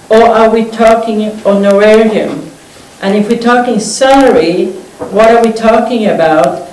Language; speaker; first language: English; non-native, fluent; French